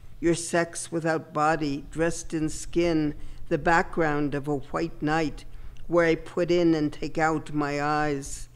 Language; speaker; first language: English; native; English